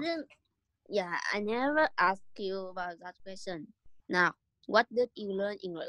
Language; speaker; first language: English; non-native, learner; Vietnamese